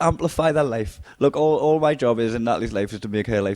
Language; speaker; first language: English; native; English